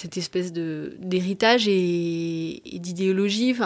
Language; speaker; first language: French; native; French